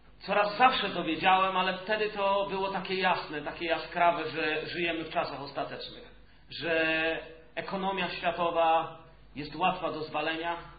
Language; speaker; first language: Polish; native; Polish